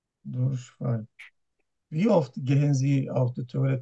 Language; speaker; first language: German; non-native, learner; Turkish